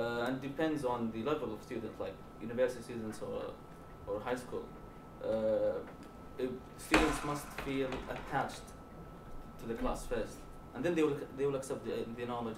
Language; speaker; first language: English; non-native, fluent; Arabic